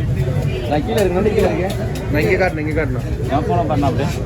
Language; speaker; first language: Tamil; native; Tamil